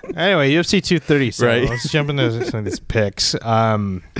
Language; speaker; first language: English; early bilingual, other home language; Filipino